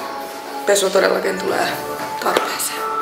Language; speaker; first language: Finnish; native; Finnish